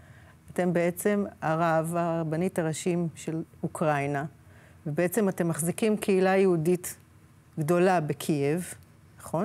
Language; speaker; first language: Hebrew; native; Hebrew